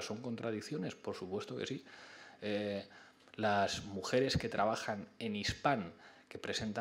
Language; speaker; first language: Spanish; native; Spanish